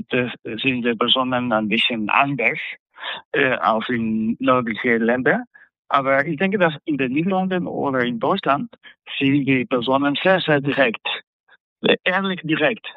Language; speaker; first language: German; non-native, fluent; Spanish